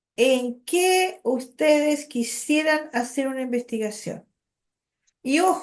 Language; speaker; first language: Spanish; native; Spanish